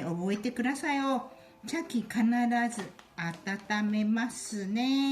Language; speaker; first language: Japanese; non-native, fluent; Chinese